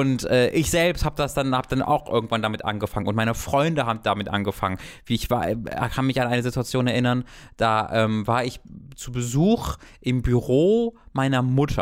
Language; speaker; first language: German; native; German